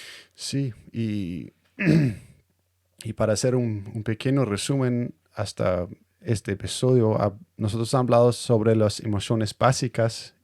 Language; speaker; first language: Spanish; non-native, fluent; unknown